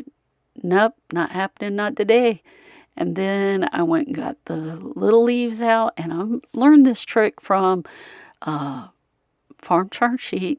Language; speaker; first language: English; native; English